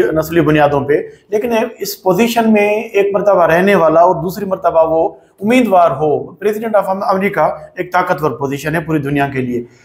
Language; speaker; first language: Urdu; non-native, local second language; Sindhi